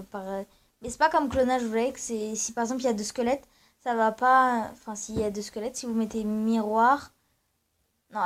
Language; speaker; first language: French; native; French